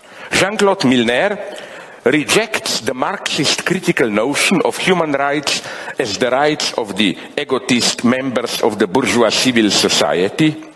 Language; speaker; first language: English; non-native, fluent; Slovenian